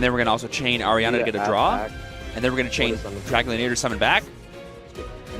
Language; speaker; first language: English; native; English